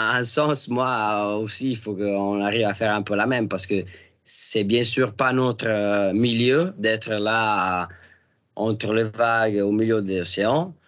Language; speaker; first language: French; non-native, fluent; Italian